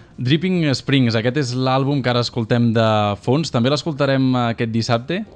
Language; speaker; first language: Catalan; native; Catalan